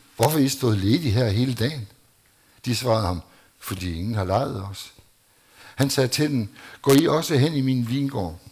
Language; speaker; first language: Danish; native; Danish